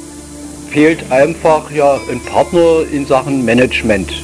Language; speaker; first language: German; native; German